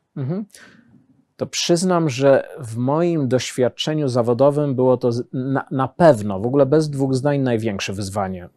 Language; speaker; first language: Polish; early bilingual, heritage; Polish